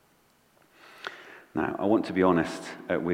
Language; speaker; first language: English; native; English